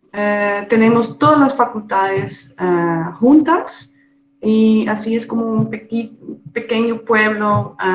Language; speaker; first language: Spanish; non-native, fluent; Dutch